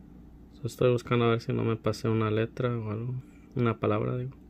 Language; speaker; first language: Spanish; early bilingual, heritage; Spanish